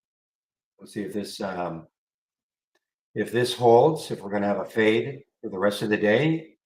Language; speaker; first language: English; native; English